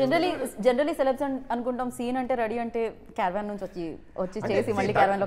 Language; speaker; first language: Telugu; native; Telugu